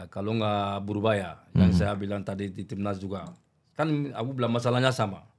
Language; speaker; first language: Indonesian; non-native, learner; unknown